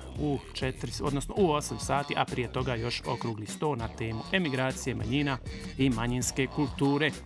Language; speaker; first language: Croatian; early bilingual, heritage; Bosnian